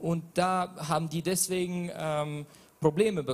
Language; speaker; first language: German; non-native, learner; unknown